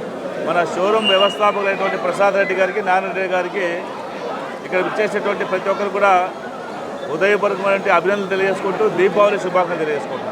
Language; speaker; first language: Telugu; native; Telugu